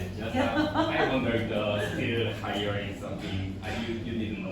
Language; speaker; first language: English; non-native, learner; Korean